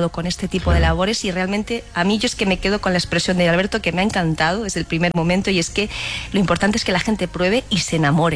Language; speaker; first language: Spanish; native; Spanish